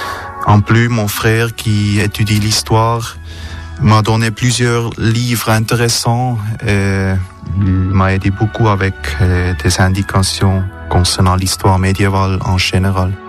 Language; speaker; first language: French; non-native, local second language; German